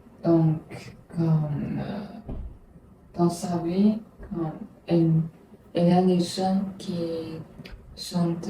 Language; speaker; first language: French; non-native, learner; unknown